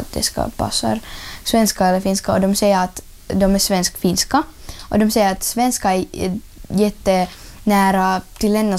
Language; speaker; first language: Swedish; non-native, learner; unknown